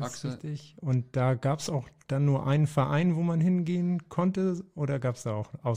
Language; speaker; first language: German; native; German